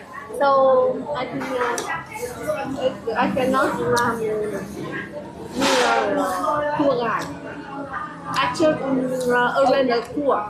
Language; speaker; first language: English; non-native, learner; Vietnamese